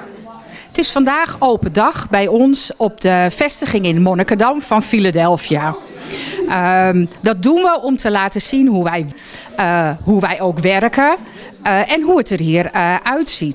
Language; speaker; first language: Dutch; native; Dutch